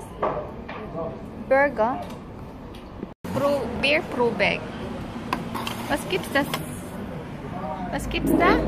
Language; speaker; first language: German; non-native, learner; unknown